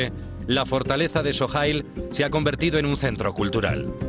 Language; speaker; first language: Spanish; native; Spanish